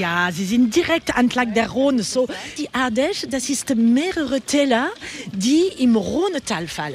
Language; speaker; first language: German; non-native, learner; French